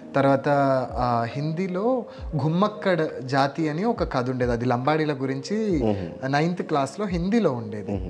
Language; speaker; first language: Telugu; non-native, local second language; Lambadi